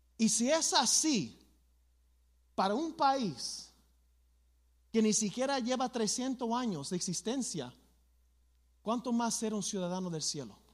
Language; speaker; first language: Spanish; early bilingual, other home language; English